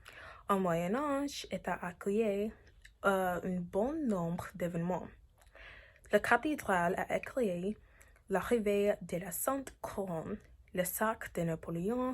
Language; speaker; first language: French; non-native, learner; English